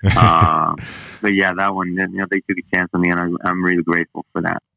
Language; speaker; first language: English; non-native, fluent; Spanish